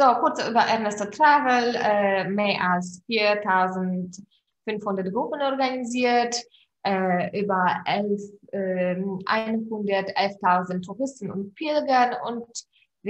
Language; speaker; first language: German; non-native, fluent; Polish